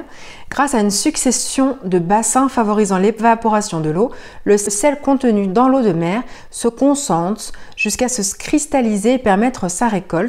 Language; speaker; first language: French; native; French